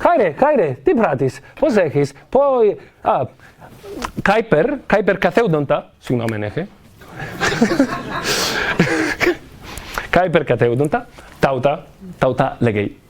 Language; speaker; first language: Greek; non-native, fluent; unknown